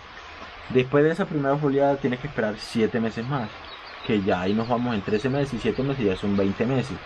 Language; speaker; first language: Spanish; native; Spanish